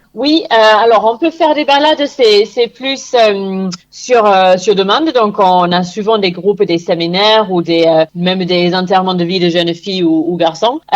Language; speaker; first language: French; non-native, fluent; English